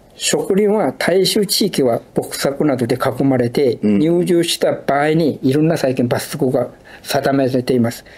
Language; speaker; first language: Japanese; non-native, fluent; Chinese